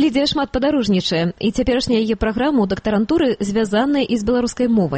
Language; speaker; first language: Belarusian; native; Belarusian